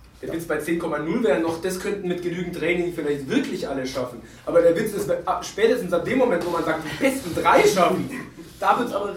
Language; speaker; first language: German; native; German